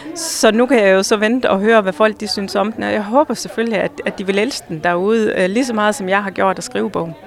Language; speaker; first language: Danish; native; Danish